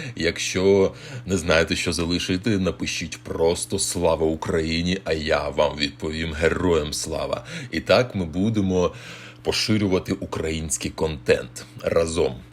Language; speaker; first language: Ukrainian; native; Ukrainian